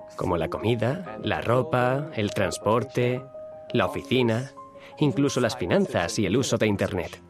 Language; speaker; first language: Spanish; non-native, fluent; German